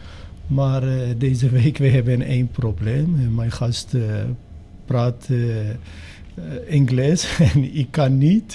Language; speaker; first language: Dutch; non-native, learner; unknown